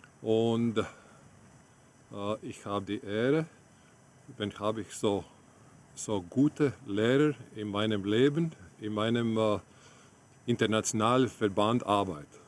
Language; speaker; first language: German; non-native, learner; Latvian